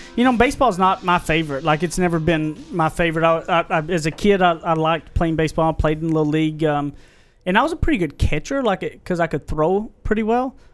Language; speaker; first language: English; native; English